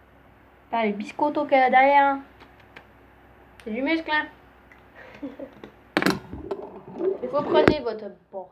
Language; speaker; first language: French; native; French